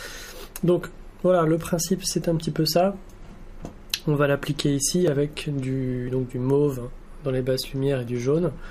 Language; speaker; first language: French; native; French